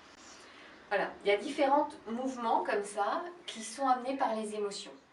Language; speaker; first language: French; native; French